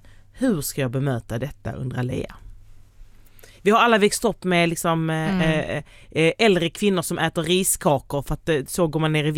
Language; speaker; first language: Swedish; native; Swedish